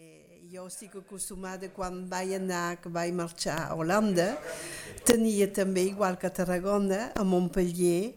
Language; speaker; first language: Catalan; early bilingual, heritage; Catalan